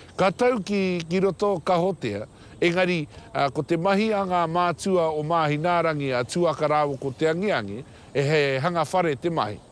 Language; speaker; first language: Māori; native; Māori